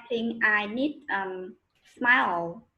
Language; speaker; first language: English; non-native, learner; Vietnamese